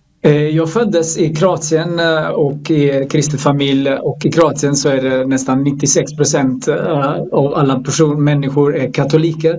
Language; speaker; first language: Swedish; non-native, fluent; Croatian